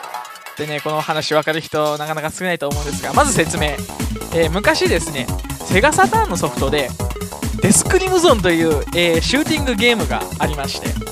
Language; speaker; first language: Japanese; native; Japanese